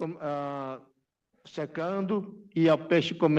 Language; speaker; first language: Portuguese; non-native, local second language; Yanomámi